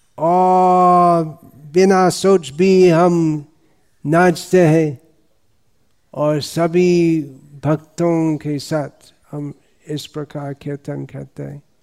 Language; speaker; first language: Hindi; non-native, fluent; English